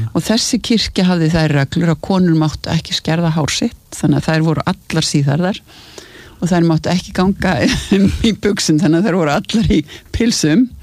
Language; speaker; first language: Icelandic; native; Icelandic